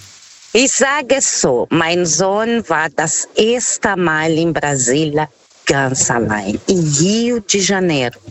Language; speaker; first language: German; non-native, fluent; Portuguese